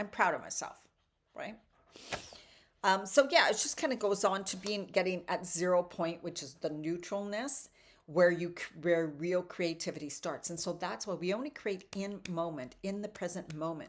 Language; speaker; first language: English; native; English